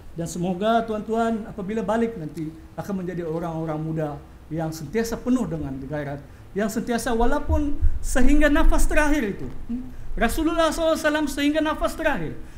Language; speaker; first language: Malay; native; Malay